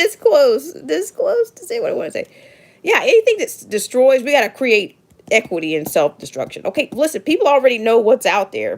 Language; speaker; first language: English; native; English